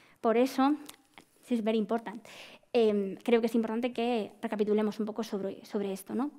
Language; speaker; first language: Spanish; native; Spanish